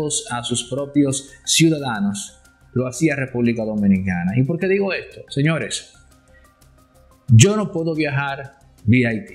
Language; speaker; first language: Spanish; native; Spanish